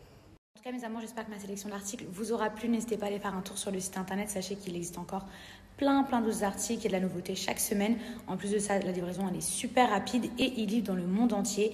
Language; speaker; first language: French; native; French